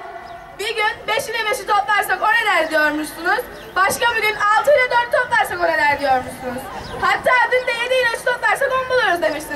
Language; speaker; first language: Turkish; native; Turkish